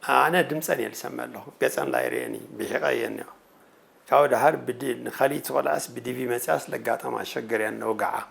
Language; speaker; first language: Tigrinya; native; Tigrinya